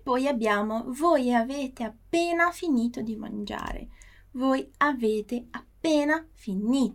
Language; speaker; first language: Italian; non-native, fluent; Portuguese